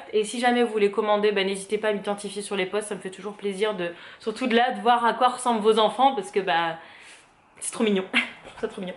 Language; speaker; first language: French; native; French